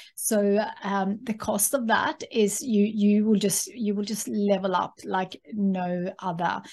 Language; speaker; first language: English; non-native, fluent; Swedish